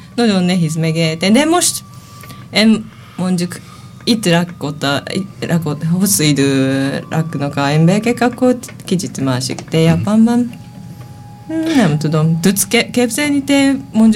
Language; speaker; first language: Hungarian; non-native, learner; Japanese